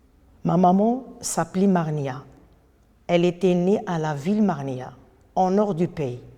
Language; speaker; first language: French; non-native, local second language; Arabic